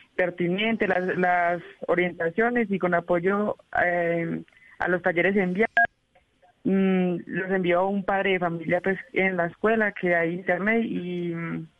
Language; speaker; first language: Spanish; native; Spanish